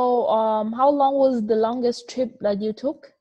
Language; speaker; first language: English; non-native, fluent; Vietnamese